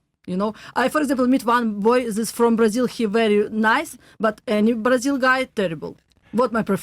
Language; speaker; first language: English; non-native, learner; Russian